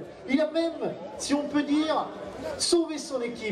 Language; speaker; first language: French; native; French